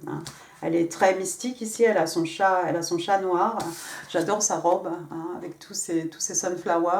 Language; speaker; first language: French; native; French